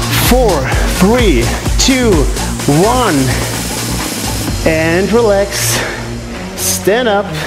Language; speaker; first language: English; non-native, fluent; German